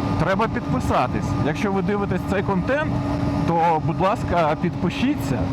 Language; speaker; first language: Ukrainian; non-native, local second language; Russian